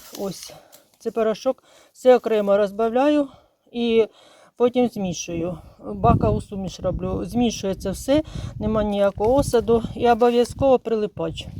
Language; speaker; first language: Ukrainian; native; Ukrainian